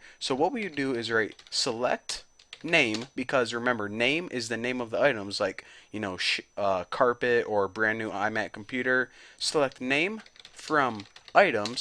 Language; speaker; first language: English; native; English